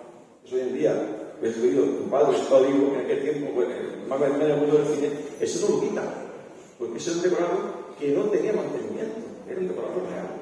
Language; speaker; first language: Spanish; native; Spanish